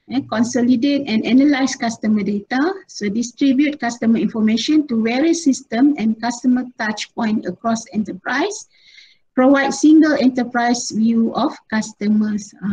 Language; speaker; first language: English; non-native, local second language; Malay